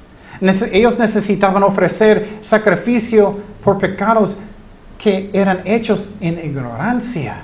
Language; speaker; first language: Spanish; non-native, fluent; English